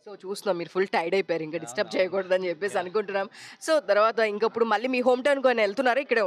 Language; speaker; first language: Telugu; native; Telugu